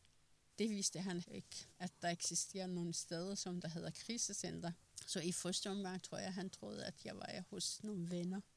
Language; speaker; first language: Danish; non-native, fluent; Persian